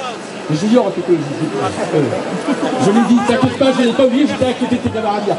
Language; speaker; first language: French; native; French